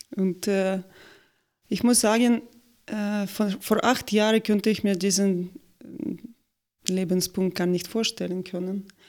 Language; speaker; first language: German; non-native, fluent; Russian